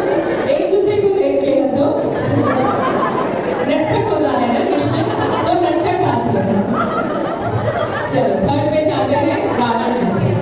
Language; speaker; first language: Hindi; non-native, local second language; Gujarati